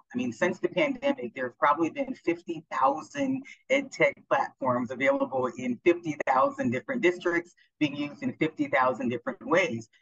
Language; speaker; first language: English; native; English